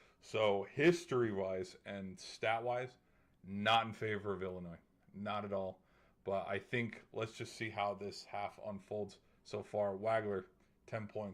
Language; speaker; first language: English; native; English